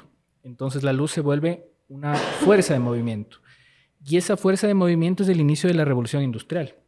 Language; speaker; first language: Spanish; native; Spanish